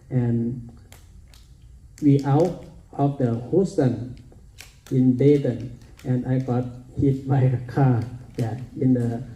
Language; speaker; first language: English; non-native, learner; Thai